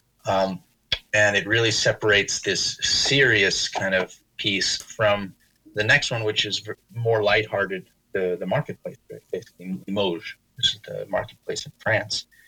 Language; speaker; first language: English; native; English